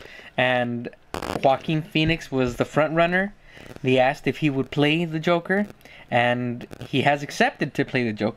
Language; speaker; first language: English; native; English